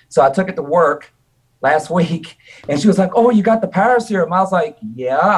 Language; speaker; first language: English; native; English